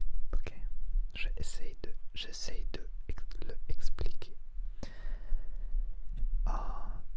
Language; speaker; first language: French; non-native, learner; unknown